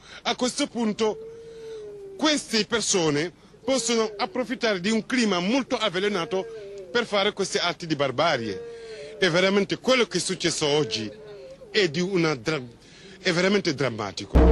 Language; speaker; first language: Italian; non-native, fluent; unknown